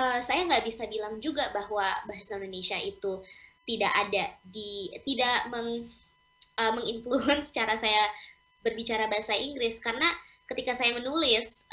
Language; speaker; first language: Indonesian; early bilingual, heritage; English